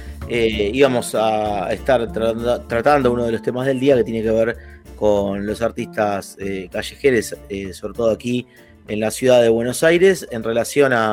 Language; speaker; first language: Spanish; native; Spanish